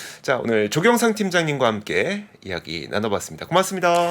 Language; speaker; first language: Korean; native; Korean